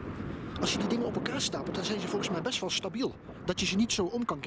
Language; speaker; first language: Dutch; native; Dutch